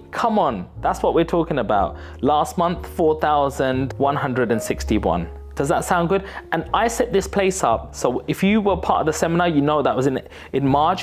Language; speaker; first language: English; native; English